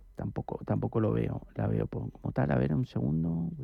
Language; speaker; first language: Spanish; native; Spanish